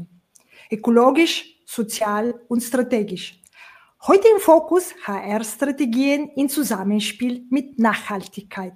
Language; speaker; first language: German; non-native, fluent; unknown